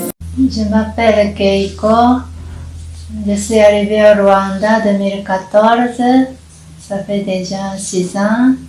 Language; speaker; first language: French; non-native, fluent; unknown